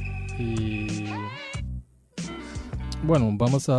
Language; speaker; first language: Spanish; non-native, fluent; French